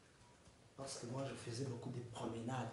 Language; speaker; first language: French; non-native, learner; Kinyarwanda